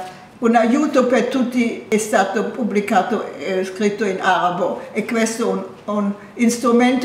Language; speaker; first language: Italian; non-native, fluent; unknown